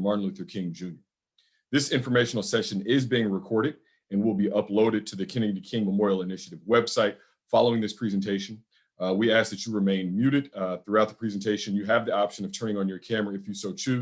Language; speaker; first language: English; native; English